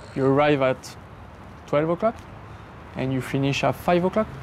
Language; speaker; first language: English; non-native, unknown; French